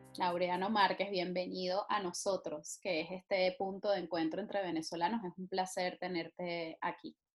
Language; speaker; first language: Spanish; native; Spanish